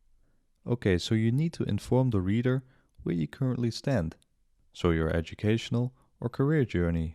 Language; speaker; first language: English; non-native, fluent; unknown